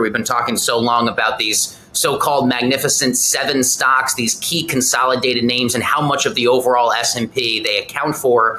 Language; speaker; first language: English; native; English